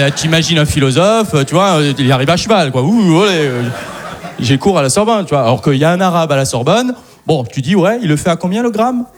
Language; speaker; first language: French; non-native, local second language; Arabic